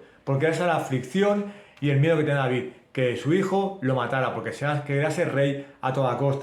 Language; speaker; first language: Spanish; native; Spanish